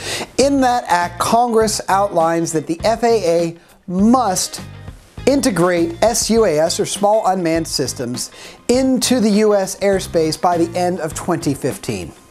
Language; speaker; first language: English; native; English